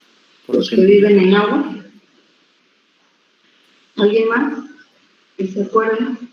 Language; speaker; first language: Spanish; native; Spanish